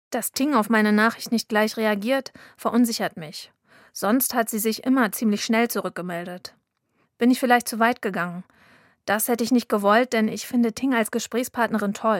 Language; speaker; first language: German; native; German